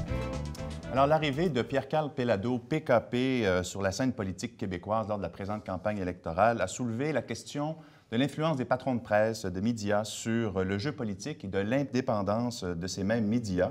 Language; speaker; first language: French; native; French